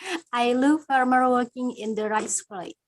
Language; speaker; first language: English; non-native, learner; Indonesian